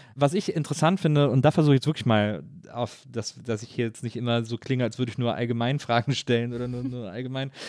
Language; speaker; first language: German; native; German